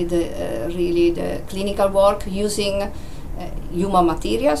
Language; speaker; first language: English; non-native, fluent; Italian